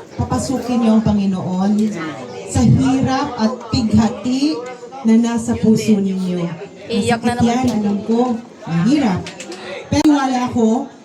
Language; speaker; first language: Filipino; native; Filipino